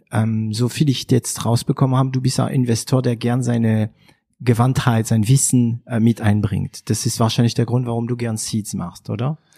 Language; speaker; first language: German; non-native, fluent; French